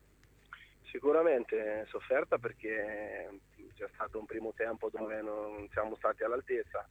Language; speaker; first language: Italian; native; Italian